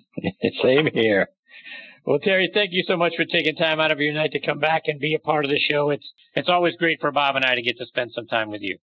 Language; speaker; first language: English; native; English